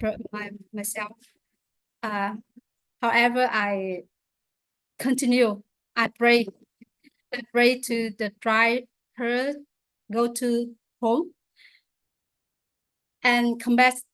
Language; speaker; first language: English; non-native, learner; Vietnamese